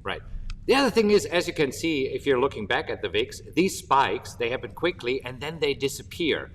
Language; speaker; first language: English; non-native, fluent; German